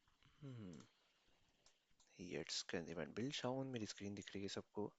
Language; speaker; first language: German; non-native, fluent; Urdu